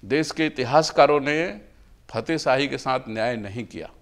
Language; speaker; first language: Hindi; native; Hindi